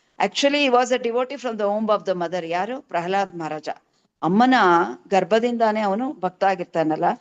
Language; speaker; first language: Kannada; native; Kannada